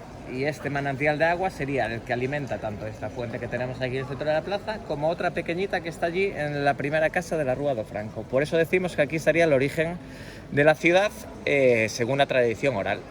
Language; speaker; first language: Spanish; native; Spanish